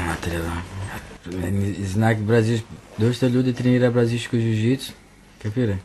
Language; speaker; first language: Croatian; non-native, learner; Portuguese